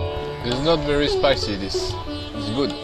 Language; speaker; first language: English; non-native, learner; French